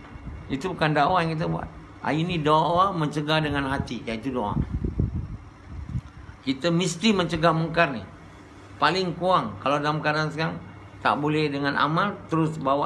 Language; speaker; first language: Malay; native; Malay